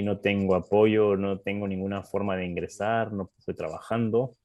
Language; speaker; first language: Spanish; non-native, fluent; English